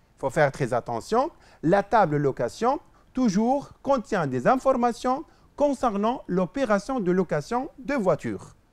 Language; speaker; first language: French; non-native, local second language; Arabic